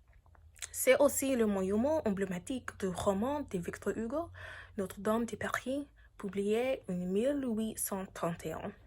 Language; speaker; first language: French; non-native, learner; English